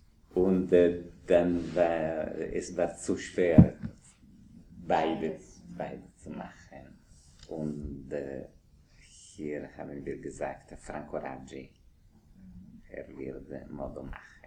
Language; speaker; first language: German; non-native, fluent; Italian